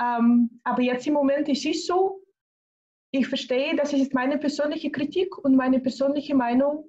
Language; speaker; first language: German; non-native, fluent; Russian